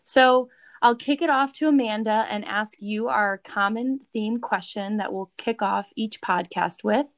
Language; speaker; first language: English; native; English